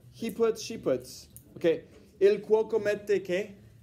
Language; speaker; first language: English; native; English